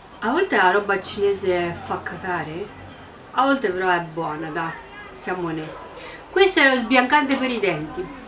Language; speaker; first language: Italian; non-native, fluent; Romanian